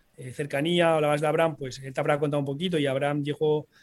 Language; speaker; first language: Spanish; early bilingual, heritage; Spanish